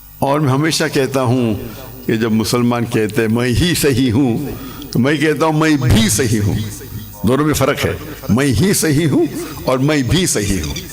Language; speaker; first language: Urdu; non-native, local second language; English